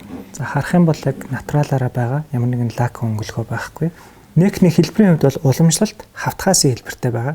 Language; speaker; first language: Mongolian; native; Mongolian